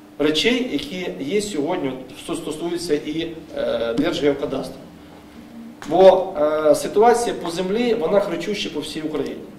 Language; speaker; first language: Ukrainian; native; Ukrainian